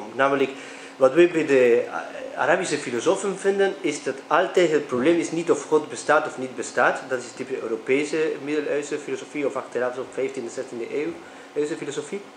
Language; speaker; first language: Dutch; non-native, fluent; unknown